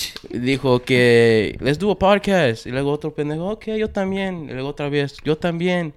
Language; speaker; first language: Spanish; early bilingual, heritage; Spanish